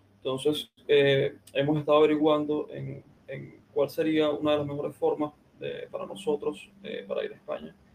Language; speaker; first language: Spanish; native; Spanish